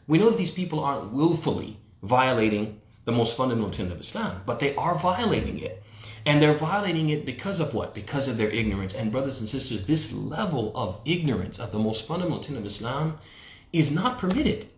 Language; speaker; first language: English; native; English